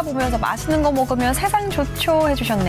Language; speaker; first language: Korean; native; Korean